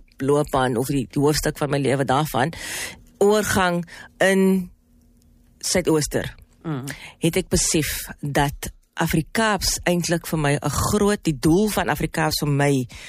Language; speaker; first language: Afrikaans; non-native, local second language; English